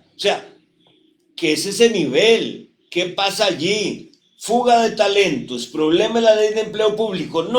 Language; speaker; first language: Spanish; native; Spanish